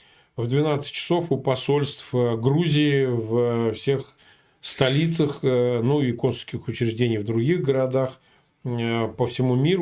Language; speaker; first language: Russian; native; Russian